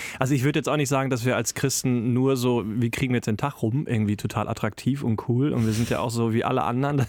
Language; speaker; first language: German; native; German